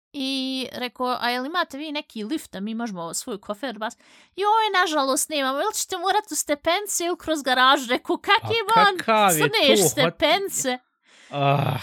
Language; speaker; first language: Bosnian; early bilingual, heritage; Bosnian